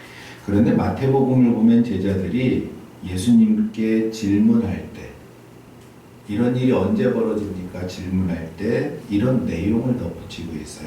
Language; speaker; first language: Korean; native; Korean